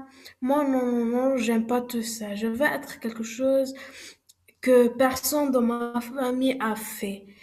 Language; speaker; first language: French; non-native, learner; Arabic